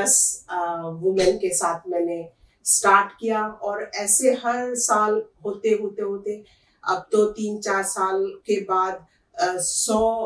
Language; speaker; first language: Hindi; non-native, local second language; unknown